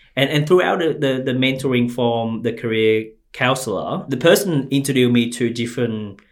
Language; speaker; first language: English; non-native, fluent; Vietnamese